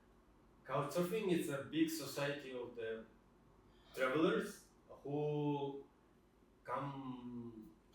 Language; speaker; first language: English; non-native, fluent; Russian